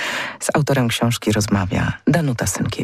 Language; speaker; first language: Polish; native; Polish